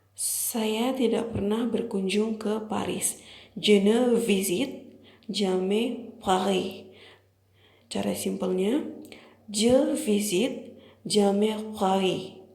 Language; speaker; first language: Indonesian; native; Indonesian